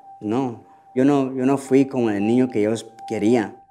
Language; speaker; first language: Spanish; early bilingual, heritage; Spanish